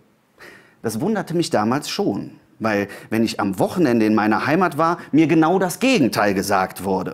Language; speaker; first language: German; native; German